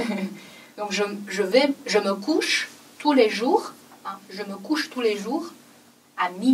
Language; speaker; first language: French; non-native, fluent; Chinese